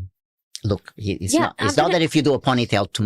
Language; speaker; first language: English; non-native, fluent; Portuguese